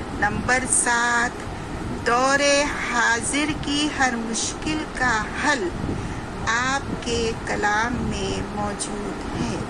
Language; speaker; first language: Urdu; native; Urdu